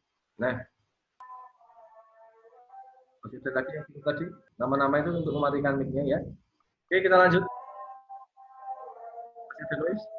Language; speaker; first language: Indonesian; native; Indonesian